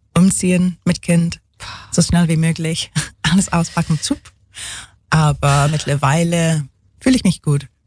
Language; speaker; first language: German; non-native, fluent; English